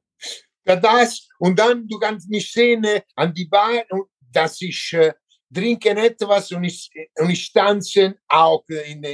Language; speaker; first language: German; non-native, learner; Italian